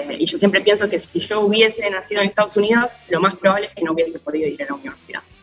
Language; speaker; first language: Spanish; native; Spanish